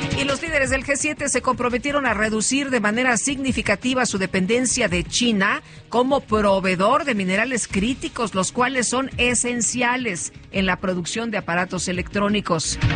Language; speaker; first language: Spanish; native; Spanish